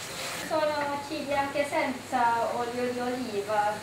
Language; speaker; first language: Italian; non-native, fluent; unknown